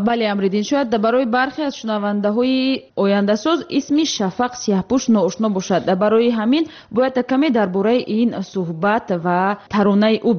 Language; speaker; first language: Tajik; native; Tajik